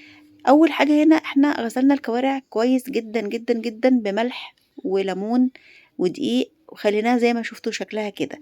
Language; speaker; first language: Arabic; native; Arabic